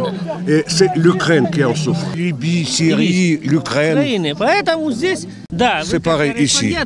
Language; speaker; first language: French; non-native, fluent; Russian